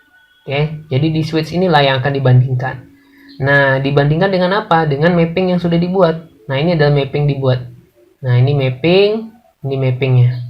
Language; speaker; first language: Indonesian; native; Indonesian